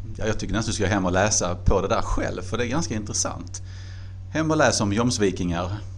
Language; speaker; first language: Swedish; native; Swedish